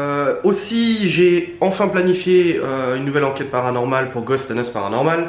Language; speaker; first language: French; native; French